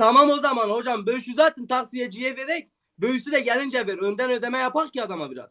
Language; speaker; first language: Turkish; native; Turkish